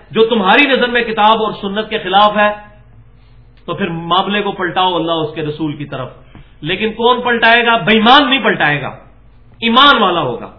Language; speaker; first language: Urdu; non-native, local second language; Punjabi